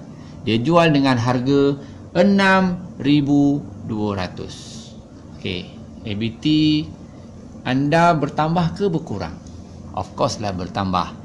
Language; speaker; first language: Malay; native; Malay